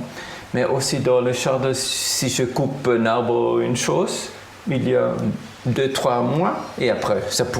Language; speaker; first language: French; non-native, fluent; German